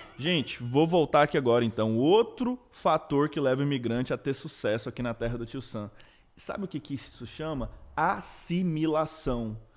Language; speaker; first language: Portuguese; native; Portuguese